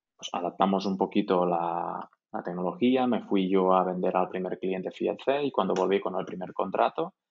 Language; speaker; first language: Spanish; native; Spanish